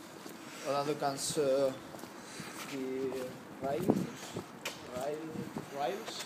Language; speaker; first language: German; non-native, learner; Spanish